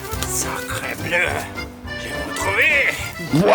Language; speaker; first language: French; non-native, learner; Slovenian